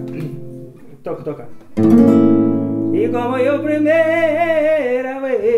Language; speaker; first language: Spanish; non-native, learner; Russian